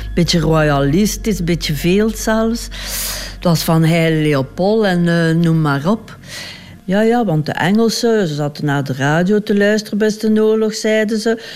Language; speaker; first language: Dutch; native; Dutch